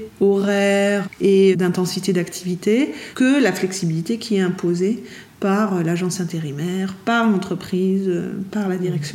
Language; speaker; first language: French; native; French